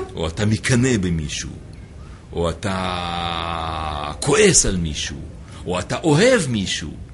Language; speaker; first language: Hebrew; non-native, fluent; English